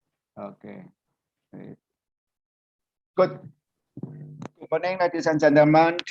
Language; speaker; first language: English; non-native, learner; Indonesian